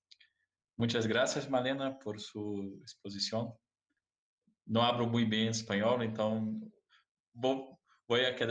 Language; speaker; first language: Spanish; non-native, learner; Portuguese